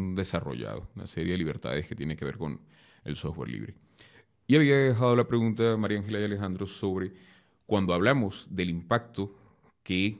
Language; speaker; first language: Spanish; native; Spanish